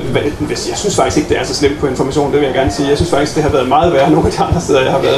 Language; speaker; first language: Danish; native; Danish